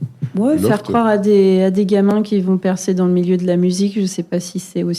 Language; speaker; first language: French; native; French